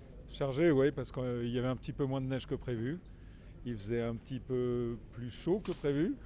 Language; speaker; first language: French; native; French